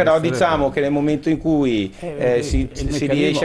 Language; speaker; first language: Italian; native; Italian